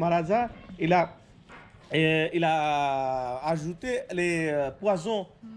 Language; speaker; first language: French; non-native, learner; Hindi